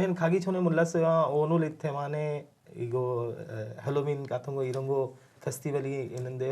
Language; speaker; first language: Korean; non-native, learner; Urdu